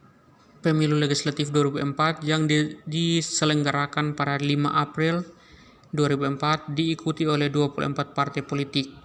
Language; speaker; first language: Indonesian; native; Indonesian